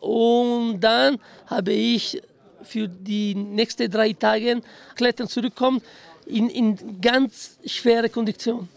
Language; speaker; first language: German; non-native, fluent; Italian